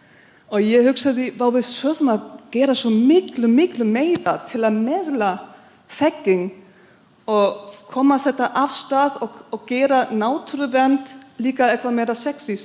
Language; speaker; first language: Icelandic; non-native, learner; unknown